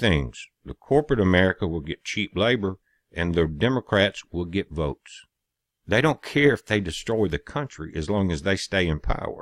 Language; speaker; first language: English; native; English